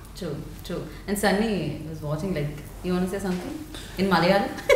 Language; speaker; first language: English; non-native, local second language; Telugu